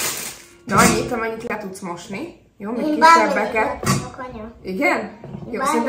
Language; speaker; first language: Hungarian; native; Hungarian